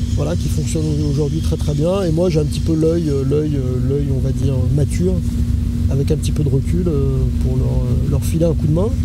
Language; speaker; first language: French; native; French